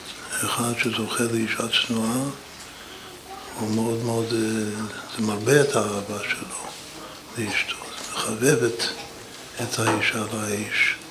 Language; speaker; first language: Hebrew; non-native, fluent; English